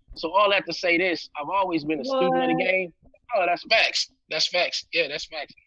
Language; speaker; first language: English; native; English